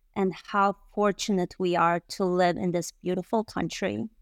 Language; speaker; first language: English; non-native, fluent; Bosnian